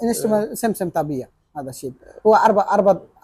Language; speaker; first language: Arabic; non-native, learner; Bangla